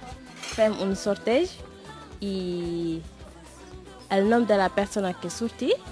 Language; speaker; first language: Catalan; non-native, learner; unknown